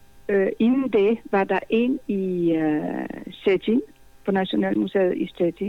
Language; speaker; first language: Danish; non-native, fluent; Polish